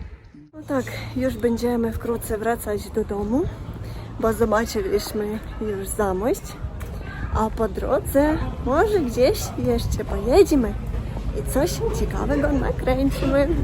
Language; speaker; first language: Polish; non-native, learner; Ukrainian